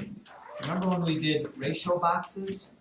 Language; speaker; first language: English; native; English